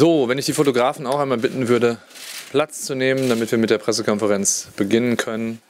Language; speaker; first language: German; native; German